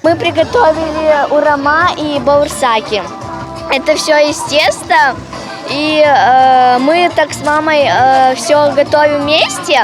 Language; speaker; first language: Russian; early bilingual, other home language; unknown